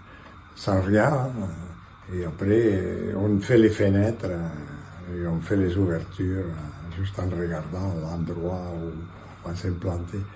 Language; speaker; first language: French; non-native, fluent; Catalan